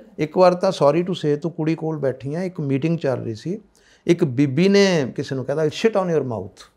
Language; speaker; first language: Punjabi; native; Punjabi